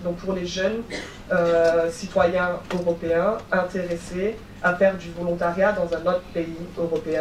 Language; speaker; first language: French; native; French